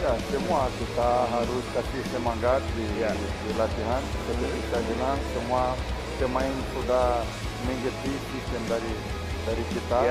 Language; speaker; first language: Indonesian; non-native, learner; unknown